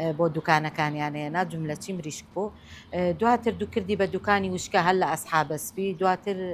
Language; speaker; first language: Central Kurdish; native; Central Kurdish